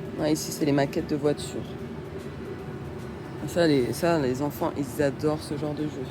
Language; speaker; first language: French; native; French